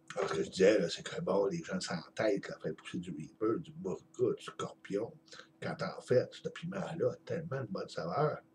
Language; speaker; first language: French; native; French